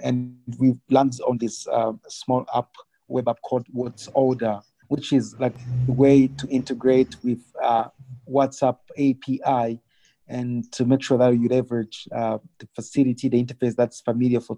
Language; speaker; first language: English; non-native, local second language; Kinyarwanda